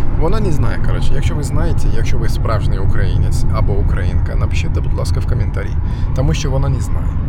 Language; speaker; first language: Ukrainian; non-native, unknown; Turkish